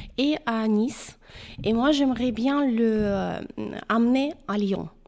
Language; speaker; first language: French; non-native, fluent; Ukrainian